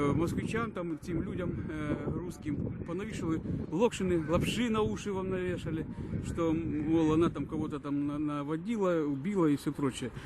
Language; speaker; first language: Russian; non-native, local second language; Ukrainian